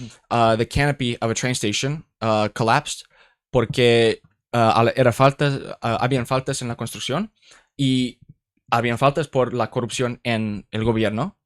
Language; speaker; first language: Spanish; non-native, learner; English